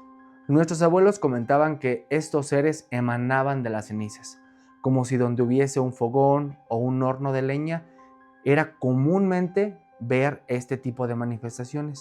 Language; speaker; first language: Spanish; native; Spanish